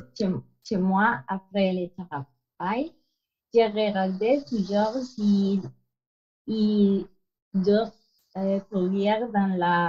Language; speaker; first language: French; non-native, learner; Spanish